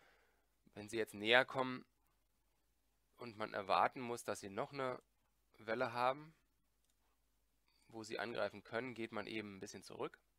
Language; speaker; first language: German; native; German